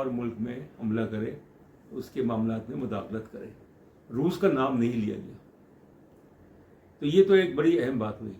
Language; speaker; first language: Urdu; native; Urdu